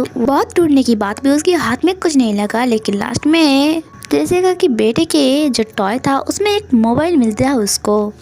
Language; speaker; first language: Hindi; non-native, local second language; Bangla